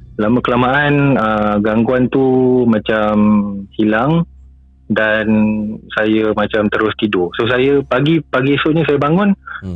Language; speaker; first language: Malay; native; Malay